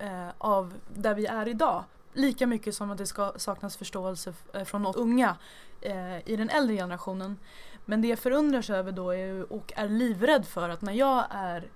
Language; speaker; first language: Swedish; native; Swedish